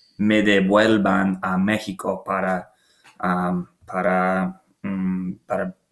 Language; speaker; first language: Spanish; non-native, learner; English